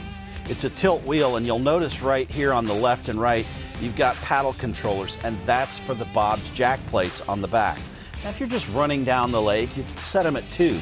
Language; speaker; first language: English; native; English